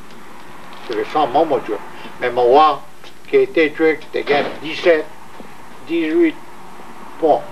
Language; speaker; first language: French; native; French